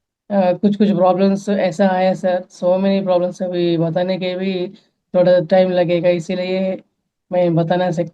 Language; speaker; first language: Hindi; non-native, local second language; Telugu